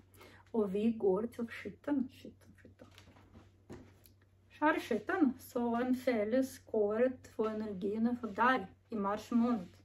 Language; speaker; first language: Norwegian; non-native, learner; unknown